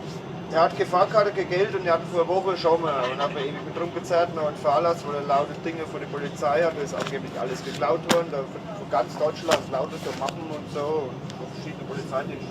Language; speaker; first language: German; native; German